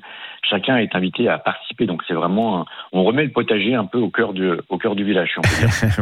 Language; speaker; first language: French; native; French